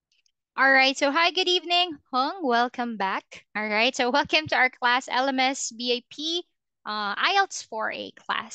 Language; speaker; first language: English; non-native, fluent; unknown